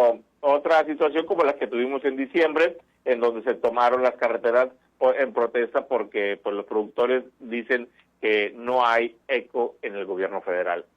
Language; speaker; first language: Spanish; native; Spanish